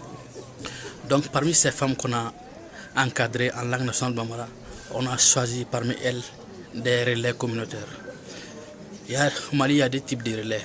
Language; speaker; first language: French; non-native, local second language; Bambara